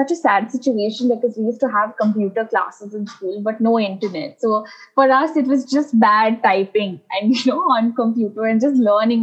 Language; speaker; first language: English; non-native, local second language; Nepali